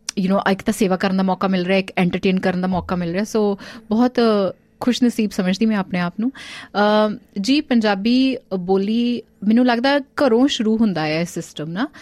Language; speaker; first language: Punjabi; early bilingual, heritage; Punjabi